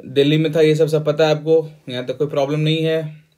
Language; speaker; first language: Hindi; native; Hindi